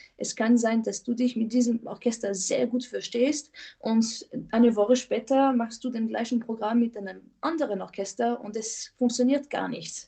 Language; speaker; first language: German; non-native, fluent; French